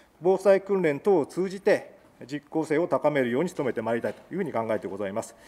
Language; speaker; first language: Japanese; native; Japanese